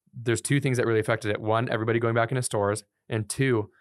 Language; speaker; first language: English; native; English